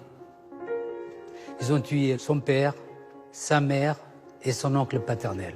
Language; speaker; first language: French; non-native, fluent; Assyrian Neo-Aramaic